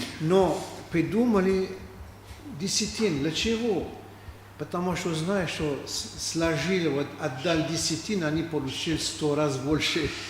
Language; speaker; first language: Russian; non-native, learner; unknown